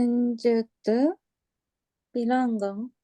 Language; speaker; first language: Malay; non-native, learner; Japanese